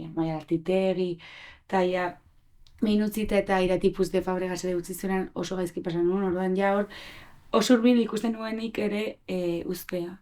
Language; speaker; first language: Basque; native; Basque